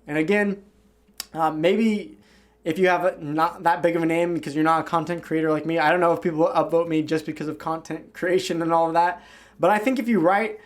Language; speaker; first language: English; native; English